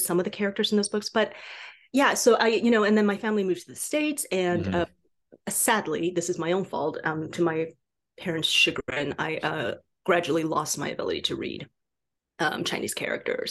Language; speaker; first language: English; non-native, fluent; Chinese